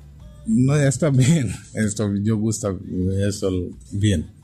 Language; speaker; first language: Spanish; non-native, learner; Bangla